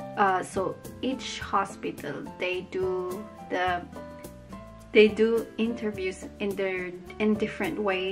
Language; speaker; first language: English; non-native, local second language; Filipino